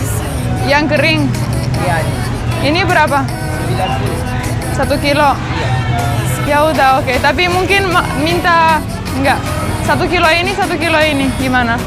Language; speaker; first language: Indonesian; non-native, fluent; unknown